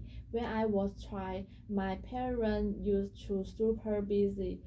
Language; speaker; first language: English; non-native, learner; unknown